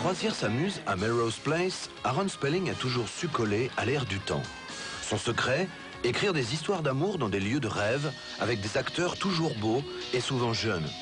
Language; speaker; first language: French; native; French